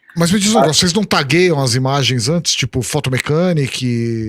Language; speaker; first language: Portuguese; native; Portuguese